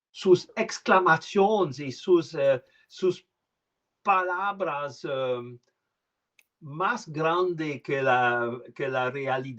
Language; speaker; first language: Spanish; non-native, learner; French